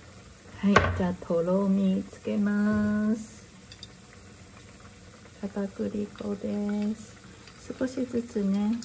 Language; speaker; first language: Japanese; non-native, learner; Chinese